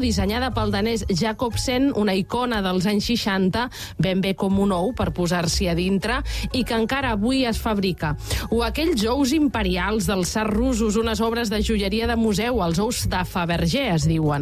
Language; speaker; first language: Catalan; native; Catalan